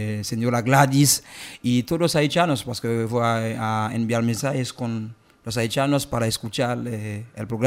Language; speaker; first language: Spanish; non-native, learner; Haitian Creole